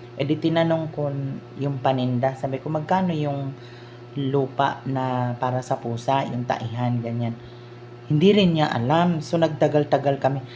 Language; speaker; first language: Filipino; non-native, local second language; Cebuano